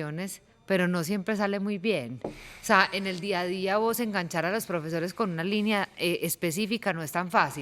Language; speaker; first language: Spanish; native; Spanish